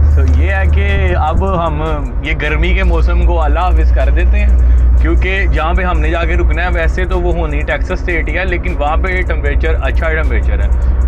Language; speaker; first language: Urdu; non-native, local second language; Punjabi